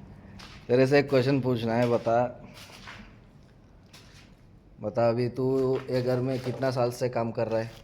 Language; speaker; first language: Hindi; non-native, local second language; Telugu